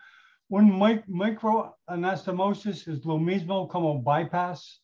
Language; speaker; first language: Spanish; non-native, learner; English